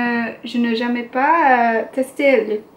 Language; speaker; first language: French; non-native, learner; English